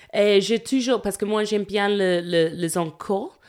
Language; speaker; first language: French; non-native, learner; English